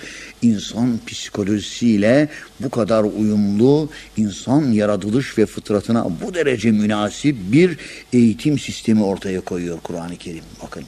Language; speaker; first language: Turkish; native; Turkish